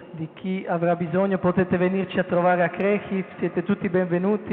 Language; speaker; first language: Italian; non-native, fluent; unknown